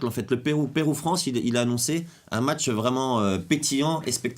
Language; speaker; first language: French; native; French